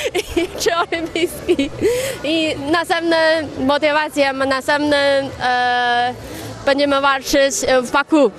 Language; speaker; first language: Polish; non-native, learner; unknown